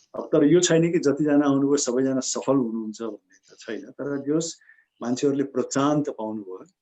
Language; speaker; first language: Nepali; native; Nepali